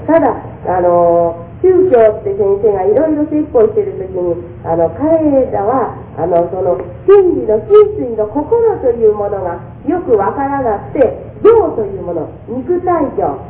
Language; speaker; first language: Japanese; native; Japanese